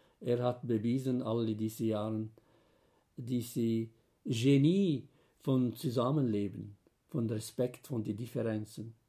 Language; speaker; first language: German; non-native, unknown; Arabic